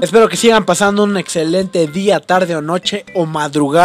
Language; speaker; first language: Spanish; native; Spanish